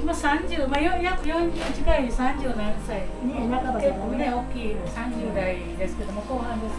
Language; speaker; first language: Japanese; native; Japanese